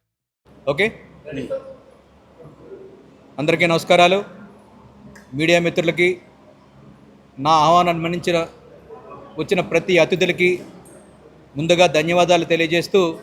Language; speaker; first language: Telugu; native; Telugu